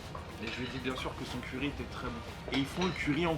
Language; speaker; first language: French; native; French